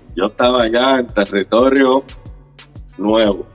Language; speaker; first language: Spanish; native; Spanish